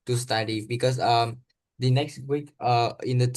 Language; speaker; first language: English; non-native, learner; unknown